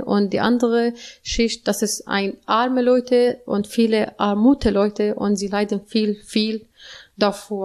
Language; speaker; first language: German; non-native, learner; Arabic